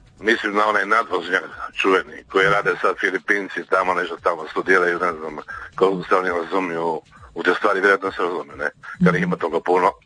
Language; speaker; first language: Serbian; native; Serbian